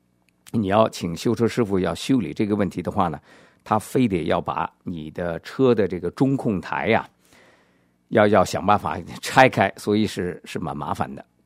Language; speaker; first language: Chinese; native; Chinese